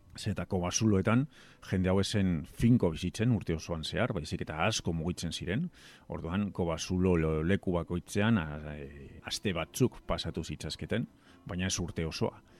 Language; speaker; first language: Basque; non-native, local second language; Spanish